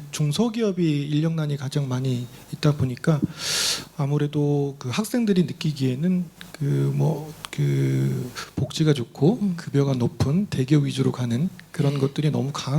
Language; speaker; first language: Korean; native; Korean